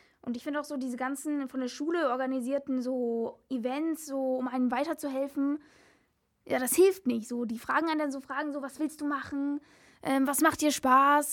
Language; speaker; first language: German; native; German